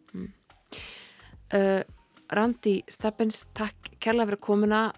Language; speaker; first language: Icelandic; native; Icelandic